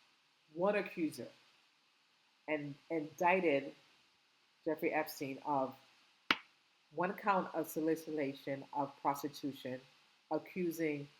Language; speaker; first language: English; native; English